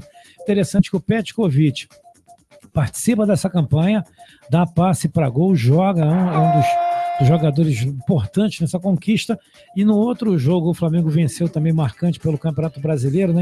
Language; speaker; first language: Portuguese; native; Portuguese